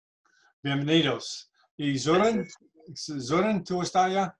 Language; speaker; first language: Spanish; non-native, learner; English